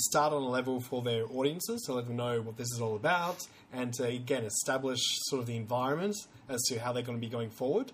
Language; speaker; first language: English; native; English